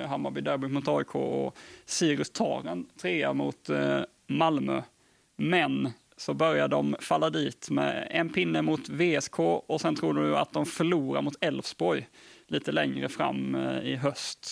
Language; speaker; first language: Swedish; native; Swedish